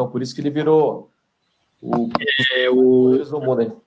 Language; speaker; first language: Portuguese; native; Portuguese